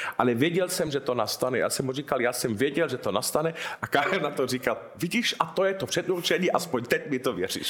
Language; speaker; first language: Czech; early bilingual, heritage; Czech